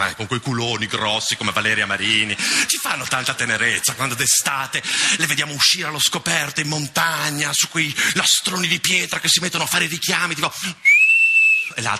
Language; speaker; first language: Italian; native; Italian